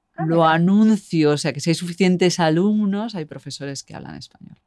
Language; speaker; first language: Spanish; native; Spanish